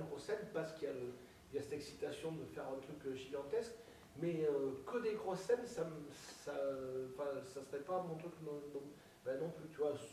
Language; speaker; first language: French; native; French